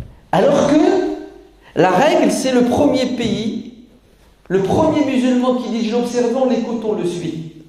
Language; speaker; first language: French; native; French